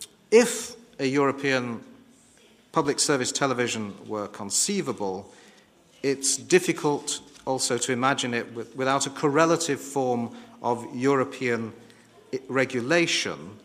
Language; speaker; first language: English; native; English